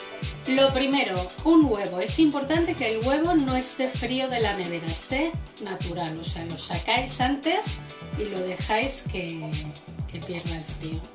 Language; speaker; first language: Spanish; native; Spanish